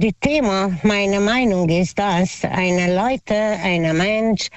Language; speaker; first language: German; non-native, learner; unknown